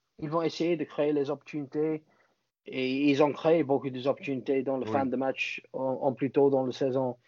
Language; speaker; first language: French; non-native, fluent; English